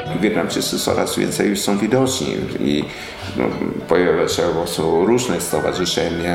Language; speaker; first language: Polish; non-native, learner; Vietnamese